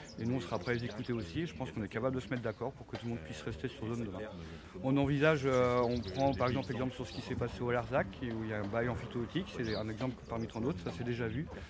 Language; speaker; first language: French; native; French